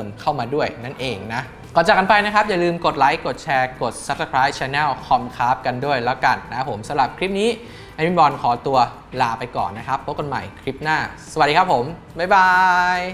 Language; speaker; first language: Thai; native; Thai